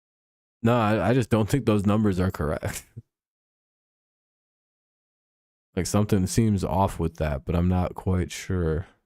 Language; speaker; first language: English; native; English